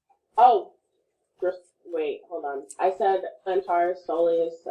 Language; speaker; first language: English; native; English